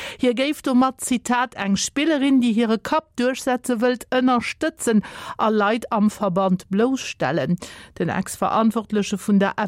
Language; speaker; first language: Luxembourgish; native; Luxembourgish